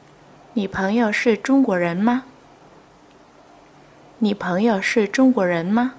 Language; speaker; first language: Chinese; non-native, fluent; Vietnamese